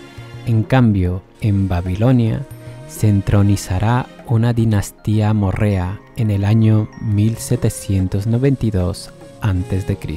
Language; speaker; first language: Spanish; native; Spanish